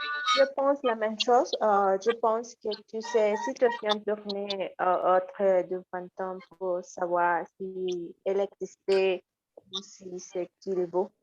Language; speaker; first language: French; non-native, learner; Spanish